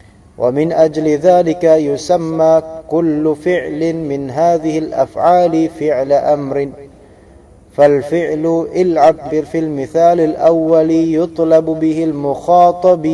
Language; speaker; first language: Arabic; non-native, fluent; Indonesian